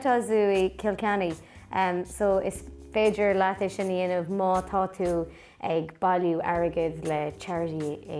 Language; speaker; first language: Irish; non-native, local second language; English